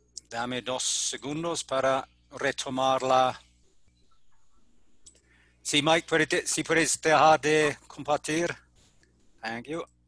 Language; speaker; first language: Spanish; non-native, fluent; English